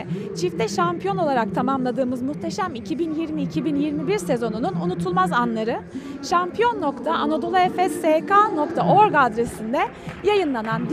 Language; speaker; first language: Turkish; native; Turkish